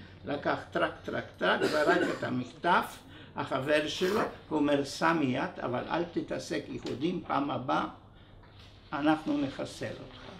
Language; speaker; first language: Hebrew; non-native, fluent; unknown